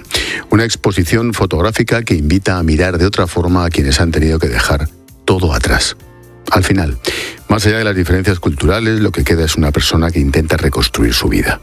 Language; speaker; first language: Spanish; native; Spanish